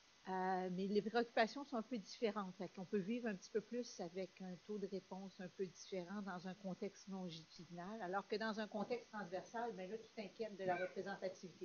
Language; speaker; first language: French; native; French